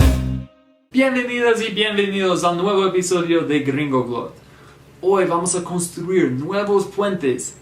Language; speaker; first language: Spanish; non-native, fluent; English